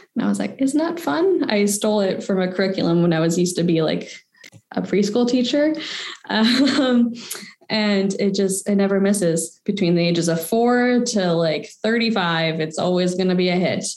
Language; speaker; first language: English; native; English